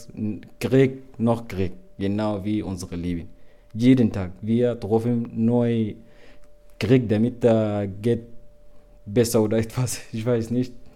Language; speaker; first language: German; non-native, learner; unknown